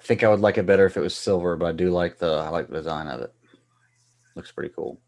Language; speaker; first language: English; native; English